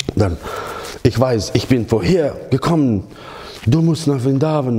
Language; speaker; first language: German; non-native, learner; Croatian